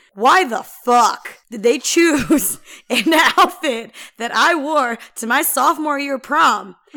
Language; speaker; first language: English; early bilingual, other home language; Filipino